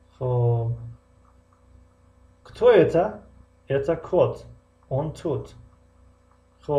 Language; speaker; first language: Russian; non-native, fluent; Tajik